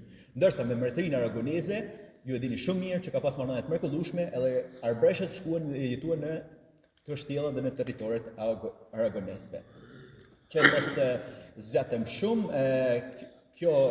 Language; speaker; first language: Albanian; native; Albanian